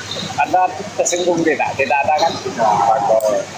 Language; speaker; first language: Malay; non-native, local second language; Hakka Chinese